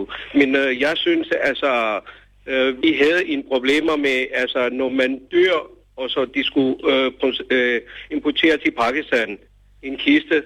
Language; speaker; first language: Danish; non-native, learner; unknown